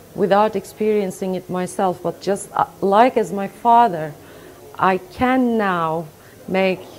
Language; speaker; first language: English; non-native, fluent; Turkish